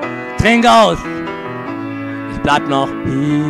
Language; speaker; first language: German; native; German